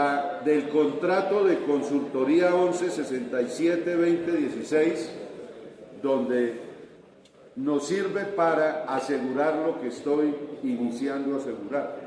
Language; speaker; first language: Spanish; native; Spanish